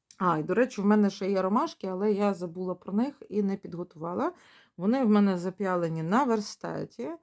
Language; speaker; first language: Ukrainian; non-native, local second language; Russian